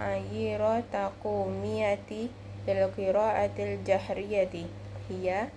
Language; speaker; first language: Arabic; non-native, learner; Indonesian